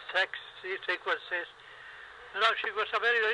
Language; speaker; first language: English; non-native, fluent; Spanish